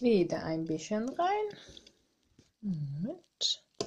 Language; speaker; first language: German; non-native, learner; Armenian